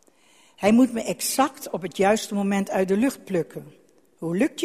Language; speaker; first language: Dutch; native; Dutch